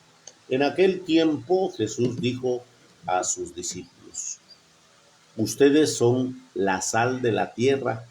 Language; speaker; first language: Spanish; native; Spanish